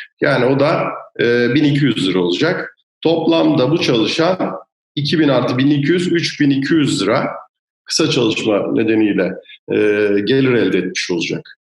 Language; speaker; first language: Turkish; native; Turkish